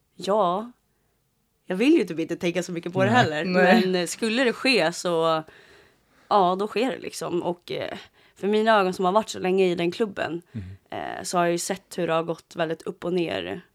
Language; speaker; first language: Swedish; native; Swedish